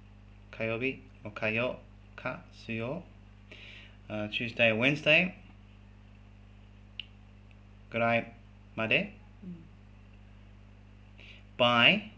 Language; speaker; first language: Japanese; non-native, fluent; English